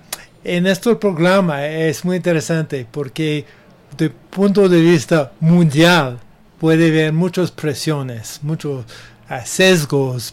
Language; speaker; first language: Spanish; non-native, learner; English